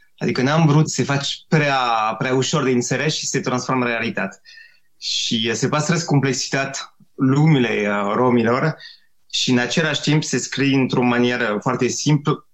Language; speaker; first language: Romanian; non-native, fluent; French